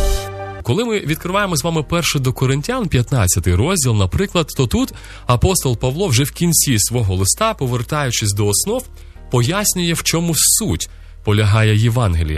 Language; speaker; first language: Ukrainian; native; Ukrainian